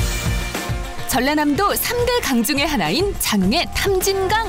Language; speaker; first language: Korean; native; Korean